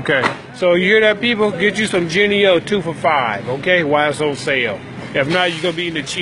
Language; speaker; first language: English; native; English